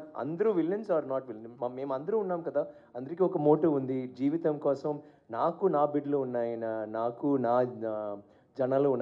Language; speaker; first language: Telugu; non-native, learner; Tamil